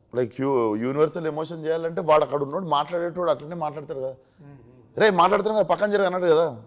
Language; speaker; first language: Telugu; native; Telugu